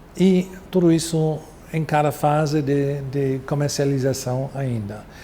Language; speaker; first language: Portuguese; non-native, fluent; German